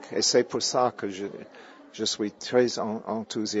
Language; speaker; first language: French; non-native, fluent; English